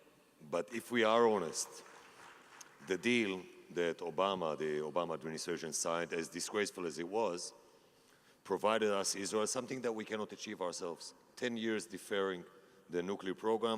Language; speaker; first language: English; non-native, fluent; Hebrew